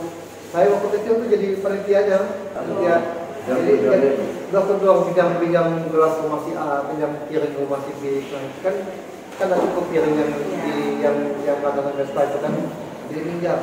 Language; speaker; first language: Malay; non-native, local second language; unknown